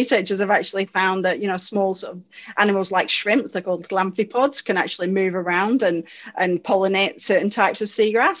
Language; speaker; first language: English; native; English